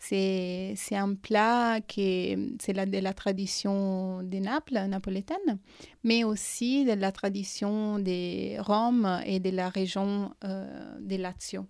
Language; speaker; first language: French; non-native, fluent; Italian